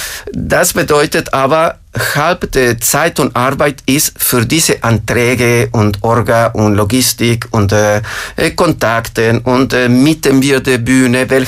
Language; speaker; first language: German; non-native, fluent; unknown